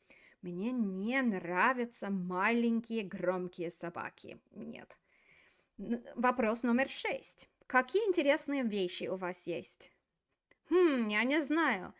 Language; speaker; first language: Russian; non-native, fluent; English